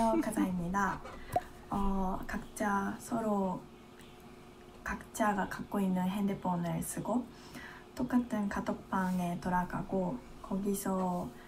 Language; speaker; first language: Korean; non-native, fluent; Japanese